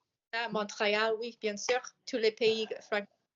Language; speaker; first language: French; non-native, learner; English